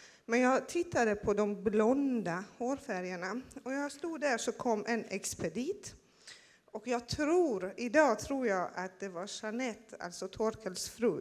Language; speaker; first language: Swedish; non-native, fluent; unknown